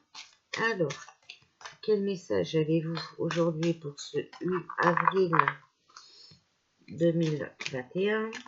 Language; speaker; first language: French; native; French